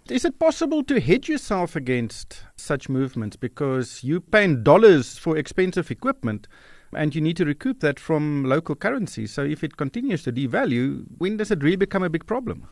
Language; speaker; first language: English; non-native, local second language; Afrikaans